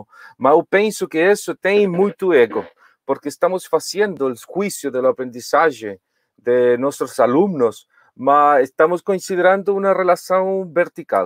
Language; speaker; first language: Portuguese; non-native, learner; Spanish